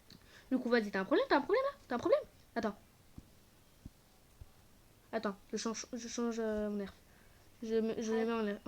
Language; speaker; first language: French; native; French